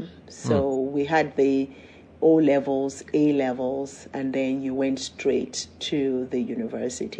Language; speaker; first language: English; non-native, local second language; Yoruba